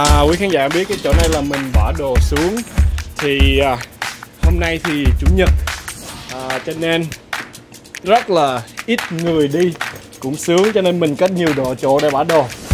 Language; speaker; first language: Vietnamese; native; Vietnamese